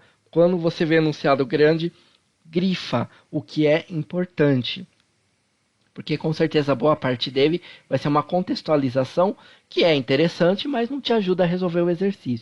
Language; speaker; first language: Portuguese; native; Portuguese